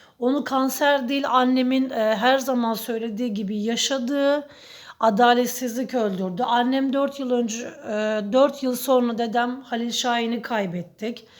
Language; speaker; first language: Turkish; native; Turkish